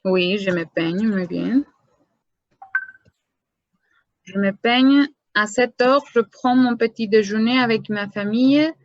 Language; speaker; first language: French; non-native, fluent; Spanish